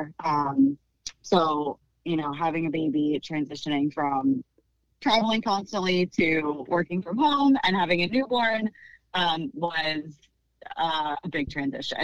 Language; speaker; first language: English; native; English